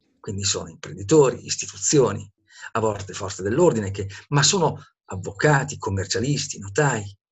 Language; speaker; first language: Italian; native; Italian